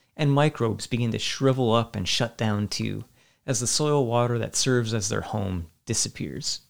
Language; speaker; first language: English; native; English